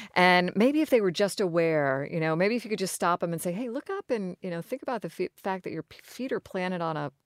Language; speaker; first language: English; native; English